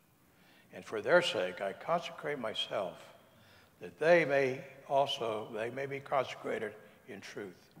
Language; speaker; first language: English; native; English